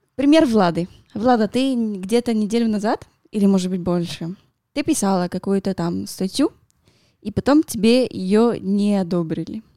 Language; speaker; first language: Russian; non-native, fluent; Spanish